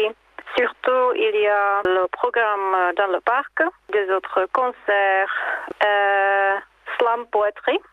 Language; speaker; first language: French; non-native, learner; Czech